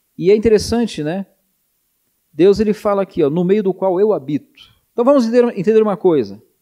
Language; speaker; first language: Portuguese; native; Portuguese